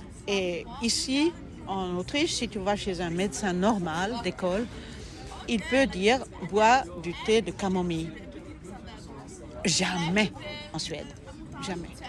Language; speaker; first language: French; non-native, fluent; German